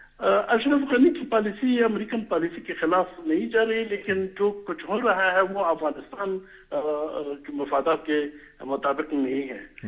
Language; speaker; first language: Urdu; non-native, fluent; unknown